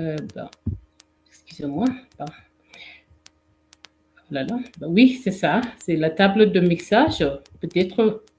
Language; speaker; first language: French; non-native, fluent; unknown